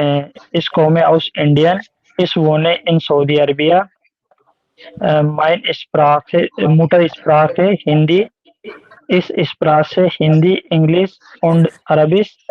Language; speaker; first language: German; non-native, learner; Hindi